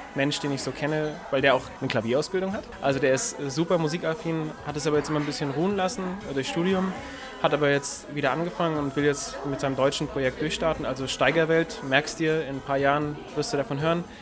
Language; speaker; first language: German; native; German